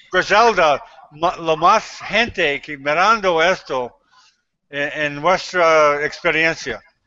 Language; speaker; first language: Spanish; non-native, learner; English